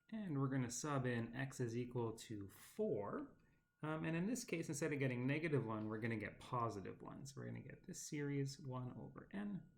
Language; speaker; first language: English; native; English